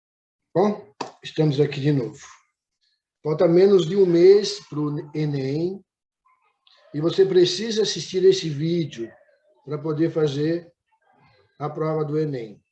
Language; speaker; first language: Portuguese; native; Portuguese